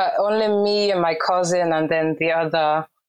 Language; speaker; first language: English; non-native, fluent; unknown